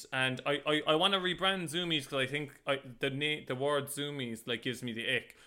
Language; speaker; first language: English; native; English